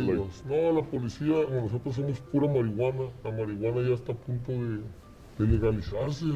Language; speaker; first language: Spanish; native; Spanish